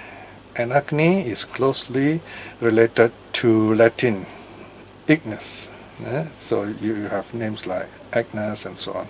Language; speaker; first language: English; native; English